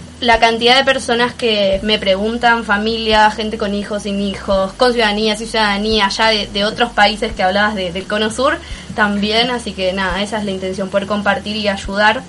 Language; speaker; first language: Spanish; native; Spanish